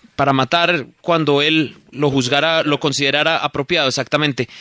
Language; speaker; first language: Spanish; native; Spanish